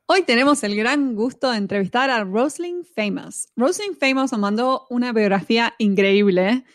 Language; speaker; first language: Spanish; native; Spanish